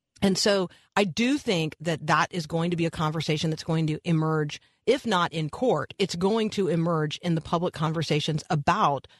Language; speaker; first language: English; native; English